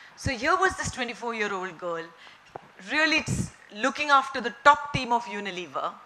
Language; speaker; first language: English; non-native, local second language; Marathi